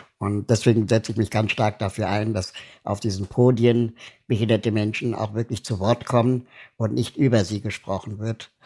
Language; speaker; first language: German; native; German